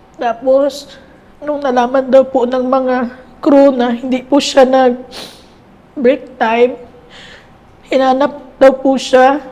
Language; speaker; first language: Filipino; non-native, local second language; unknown